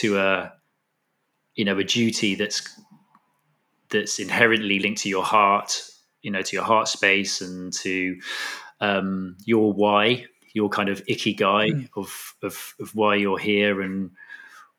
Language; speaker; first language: English; native; English